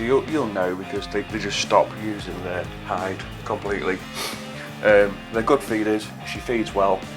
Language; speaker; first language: English; native; English